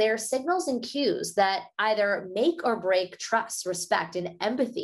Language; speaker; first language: English; early bilingual, other home language; Hindi